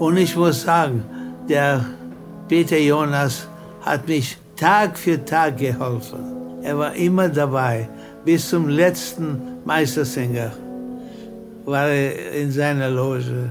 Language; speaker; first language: German; non-native, fluent; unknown